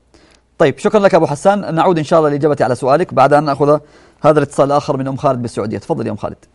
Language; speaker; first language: Arabic; native; Arabic